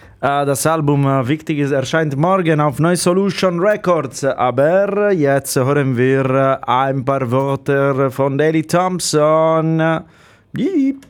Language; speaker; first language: German; non-native, learner; Italian